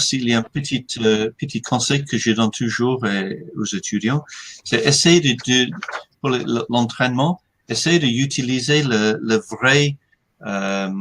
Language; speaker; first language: French; non-native, fluent; English